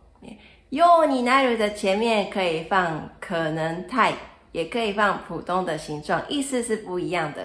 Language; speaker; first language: Chinese; non-native, fluent; Japanese